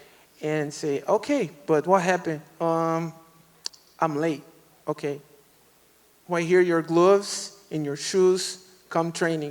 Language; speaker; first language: English; non-native, learner; Portuguese